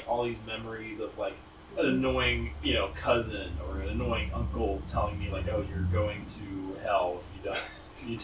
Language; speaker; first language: English; native; English